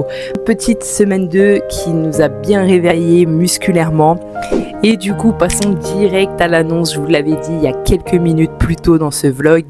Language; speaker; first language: French; native; French